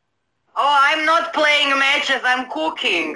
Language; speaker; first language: English; non-native, learner; Croatian